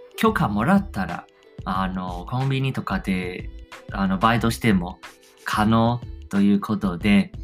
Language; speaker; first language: Japanese; non-native, fluent; Chinese